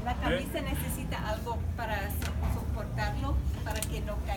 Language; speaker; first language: Spanish; non-native, fluent; English